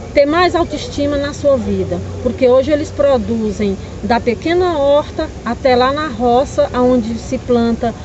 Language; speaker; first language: Portuguese; native; Portuguese